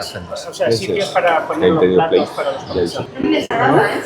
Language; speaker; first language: Spanish; native; Spanish